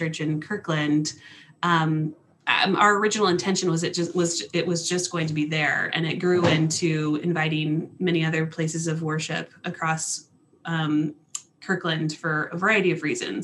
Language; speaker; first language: English; native; English